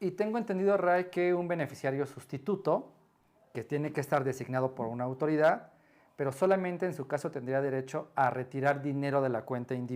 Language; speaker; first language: Spanish; native; Spanish